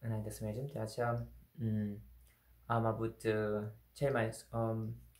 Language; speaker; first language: Romanian; non-native, learner; Korean